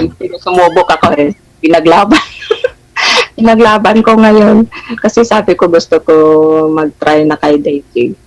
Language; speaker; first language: Filipino; non-native, local second language; Hiligaynon